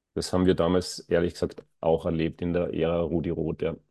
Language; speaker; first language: German; native; German